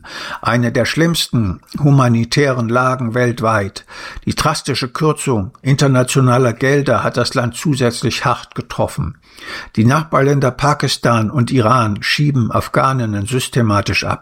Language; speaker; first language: German; native; German